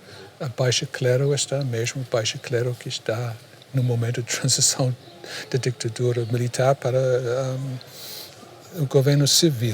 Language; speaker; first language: Portuguese; non-native, fluent; English